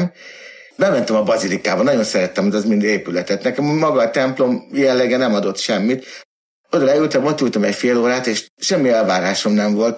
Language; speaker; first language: Hungarian; native; Hungarian